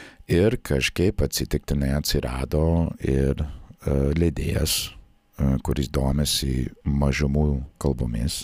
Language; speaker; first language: Lithuanian; non-native, fluent; English